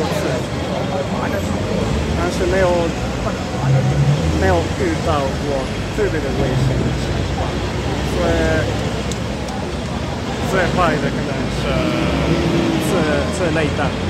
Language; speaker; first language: Chinese; non-native, learner; Italian